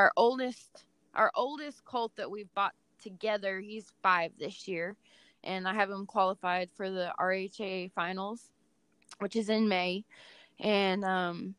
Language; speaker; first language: English; native; English